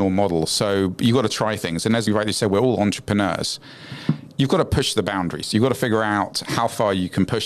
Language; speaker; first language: English; native; English